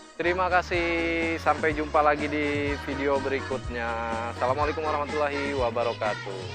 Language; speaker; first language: Indonesian; non-native, local second language; Sundanese